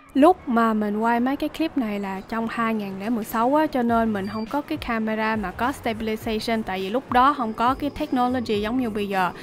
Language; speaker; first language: Vietnamese; native; Vietnamese